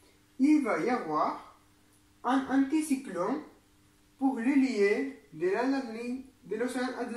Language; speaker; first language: French; non-native, learner; Spanish